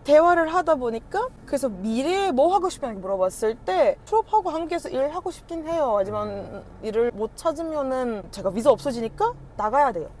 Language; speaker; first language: Korean; non-native, fluent; Turkish